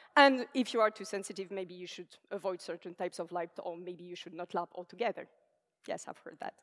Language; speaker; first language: English; non-native, fluent; French